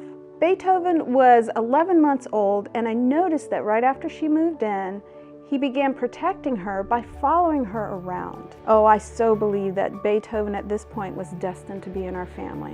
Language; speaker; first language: English; native; English